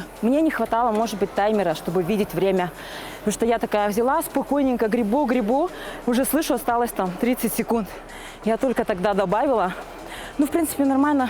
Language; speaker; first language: Russian; native; Russian